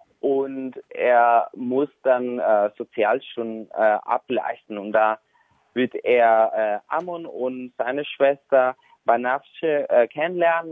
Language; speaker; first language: German; non-native, fluent; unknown